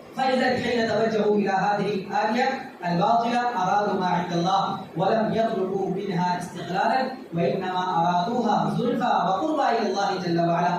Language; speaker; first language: Urdu; native; Urdu